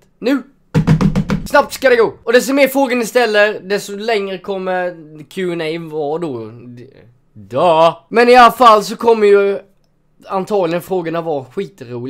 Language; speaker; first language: Swedish; native; Swedish